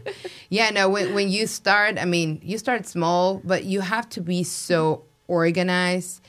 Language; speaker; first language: English; non-native, fluent; Spanish